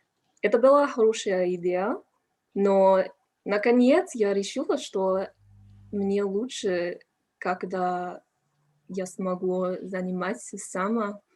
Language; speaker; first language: Russian; non-native, learner; English